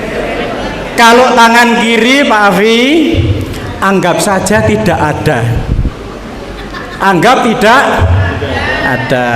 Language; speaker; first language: Indonesian; native; Indonesian